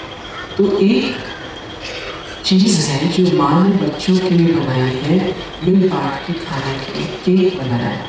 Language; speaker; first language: Hindi; native; Hindi